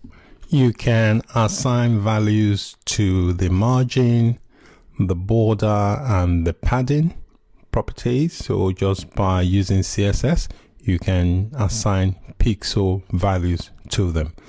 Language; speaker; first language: English; native; English